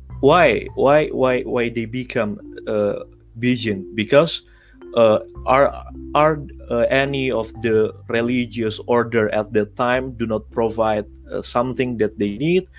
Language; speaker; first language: English; non-native, learner; Indonesian